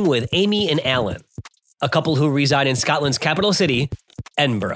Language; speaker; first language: English; native; English